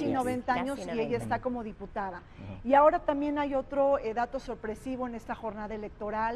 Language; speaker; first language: Spanish; native; Spanish